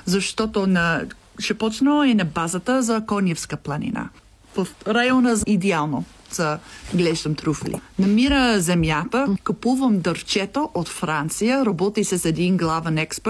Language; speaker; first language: Bulgarian; non-native, learner; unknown